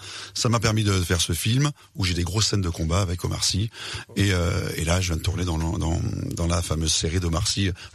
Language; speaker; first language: French; native; French